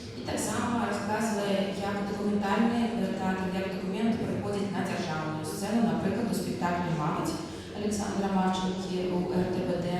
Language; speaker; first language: Belarusian; non-native, local second language; Russian